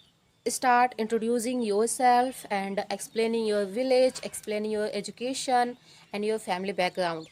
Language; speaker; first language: English; non-native, learner; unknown